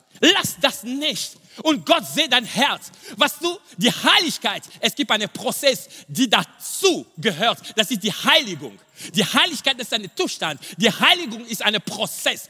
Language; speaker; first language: German; non-native, fluent; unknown